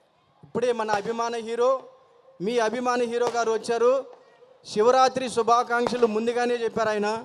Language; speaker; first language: Telugu; native; Telugu